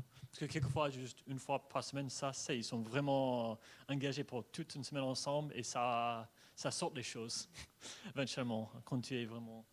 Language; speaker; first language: French; non-native, fluent; English